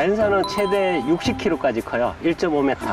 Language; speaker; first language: Korean; native; Korean